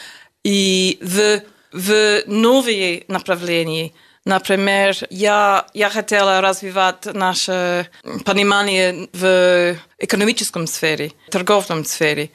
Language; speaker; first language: Russian; non-native, learner; English